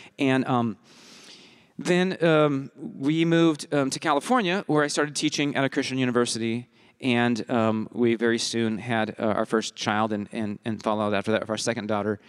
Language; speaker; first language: English; early bilingual, heritage; English